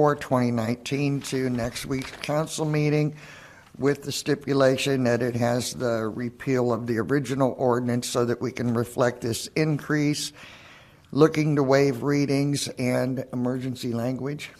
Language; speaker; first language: English; native; English